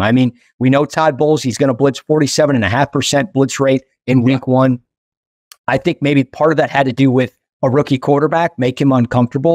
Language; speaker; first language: English; native; English